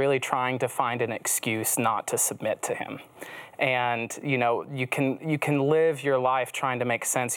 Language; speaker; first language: English; native; English